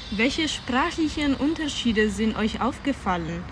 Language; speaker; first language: German; non-native, fluent; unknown